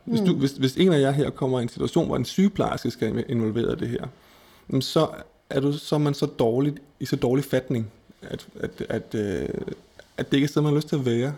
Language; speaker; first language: Danish; native; Danish